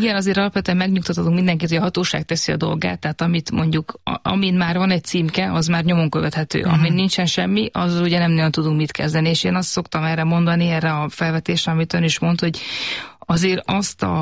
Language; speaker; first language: Hungarian; native; Hungarian